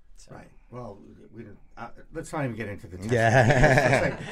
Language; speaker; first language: English; native; English